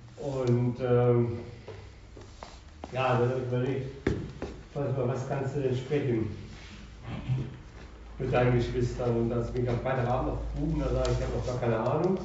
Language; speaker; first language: German; native; German